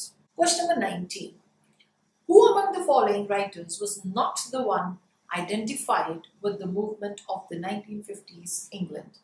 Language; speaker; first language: English; non-native, local second language; Hindi